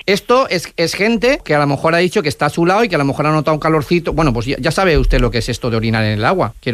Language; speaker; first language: Spanish; native; Spanish